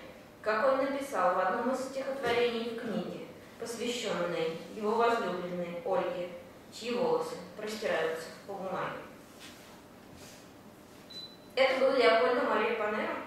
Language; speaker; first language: Russian; native; Russian